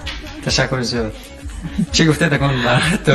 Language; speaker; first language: Persian; native; Persian